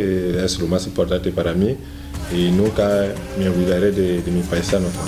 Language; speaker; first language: Spanish; non-native, fluent; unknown